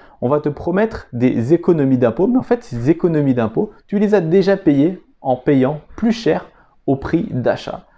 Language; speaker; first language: French; native; French